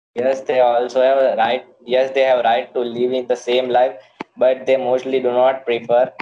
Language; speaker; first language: English; non-native, local second language; Gujarati